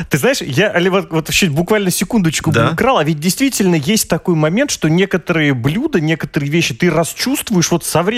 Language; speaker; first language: Russian; native; Russian